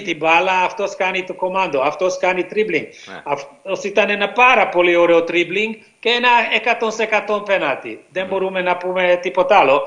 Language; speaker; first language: Greek; non-native, learner; Hungarian